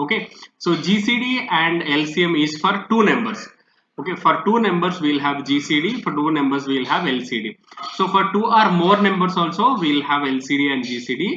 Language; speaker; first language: English; non-native, local second language; Telugu